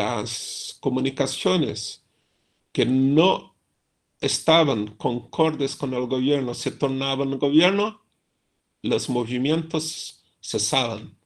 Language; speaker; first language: Spanish; non-native, fluent; Portuguese